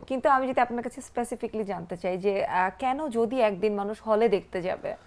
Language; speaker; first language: Bangla; native; Bangla